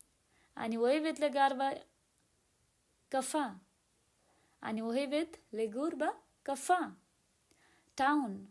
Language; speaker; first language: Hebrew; non-native, learner; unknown